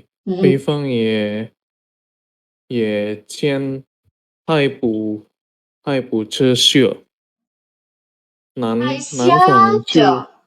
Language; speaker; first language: Chinese; non-native, learner; Indonesian